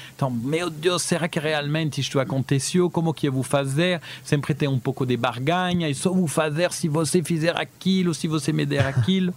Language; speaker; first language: Portuguese; early bilingual, heritage; Portuguese